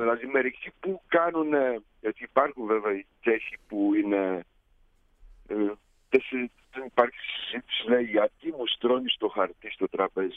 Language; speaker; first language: Greek; early bilingual, heritage; Greek